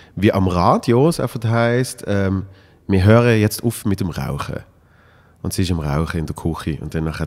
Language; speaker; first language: German; native; German